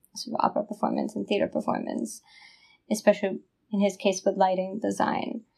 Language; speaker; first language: English; non-native, fluent; Italian